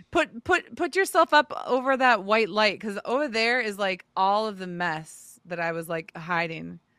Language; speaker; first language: English; native; English